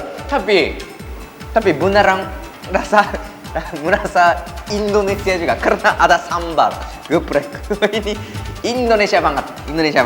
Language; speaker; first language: Indonesian; non-native, fluent; Japanese